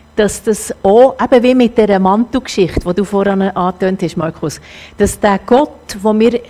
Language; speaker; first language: German; native; German